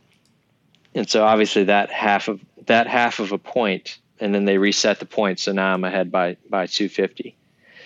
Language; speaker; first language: English; native; English